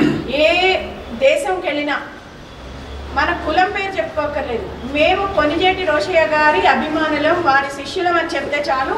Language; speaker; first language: Telugu; native; Telugu